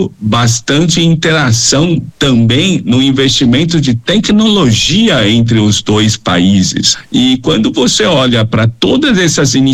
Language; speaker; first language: Portuguese; non-native, fluent; Chinese